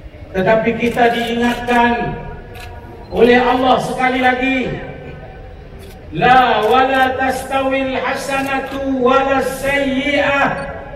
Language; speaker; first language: Malay; native; Malay